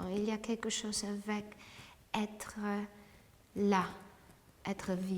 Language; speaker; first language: French; non-native, fluent; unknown